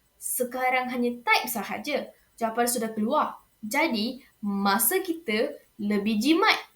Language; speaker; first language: Malay; non-native, local second language; Tamil